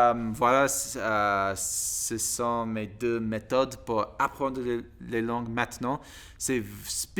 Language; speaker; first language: French; non-native, learner; English